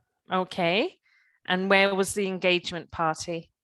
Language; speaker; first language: English; native; English